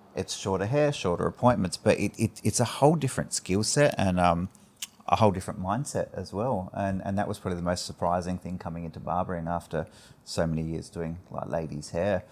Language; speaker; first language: English; early bilingual, other home language; Greek